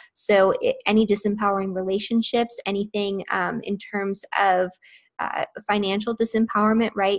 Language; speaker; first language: English; native; English